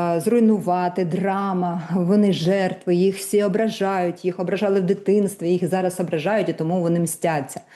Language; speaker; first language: Ukrainian; non-native, local second language; Russian